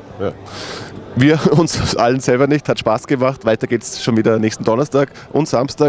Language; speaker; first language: German; native; German